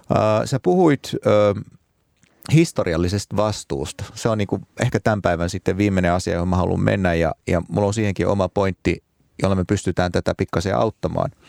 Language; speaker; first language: Finnish; early bilingual, other home language; Arabic